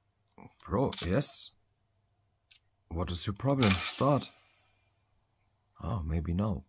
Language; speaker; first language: English; non-native, learner; German